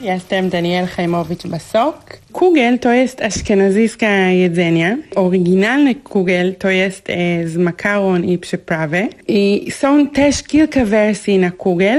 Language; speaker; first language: Polish; non-native, learner; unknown